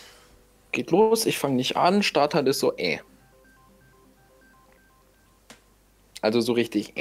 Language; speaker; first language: German; native; German